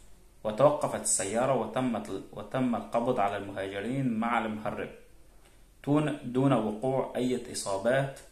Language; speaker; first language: Arabic; native; Arabic